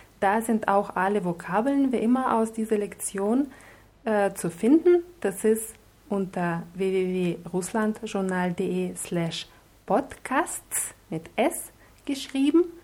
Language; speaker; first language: German; non-native, fluent; Russian